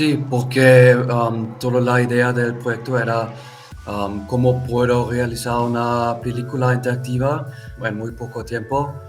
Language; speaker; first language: Spanish; non-native, fluent; German